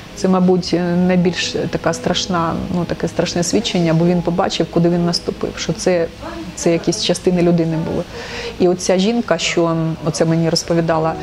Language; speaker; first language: Ukrainian; non-native, local second language; Russian